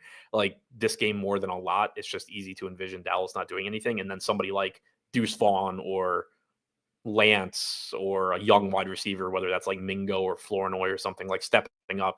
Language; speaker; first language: English; native; English